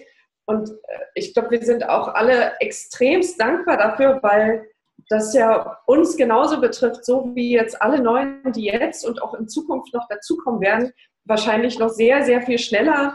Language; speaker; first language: German; native; German